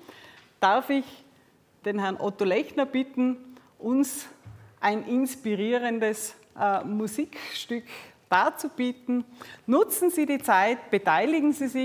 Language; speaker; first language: German; native; German